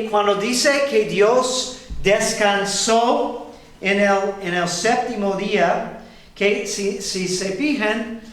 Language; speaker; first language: Spanish; non-native, fluent; English